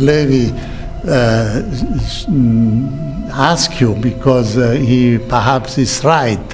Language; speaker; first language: English; non-native, learner; Italian